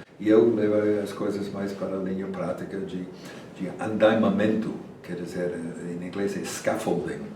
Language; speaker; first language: Portuguese; non-native, fluent; English